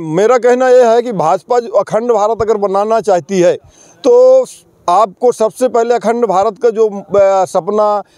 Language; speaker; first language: Hindi; native; Hindi